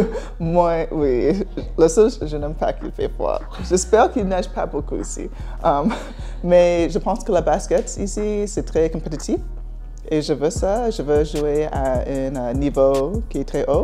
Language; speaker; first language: French; non-native, fluent; English